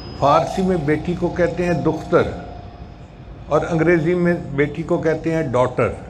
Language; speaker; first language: Urdu; non-native, local second language; Punjabi